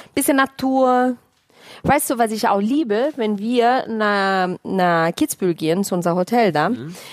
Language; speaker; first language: German; non-native, fluent; Portuguese